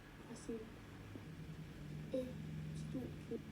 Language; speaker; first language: French; non-native, learner; Spanish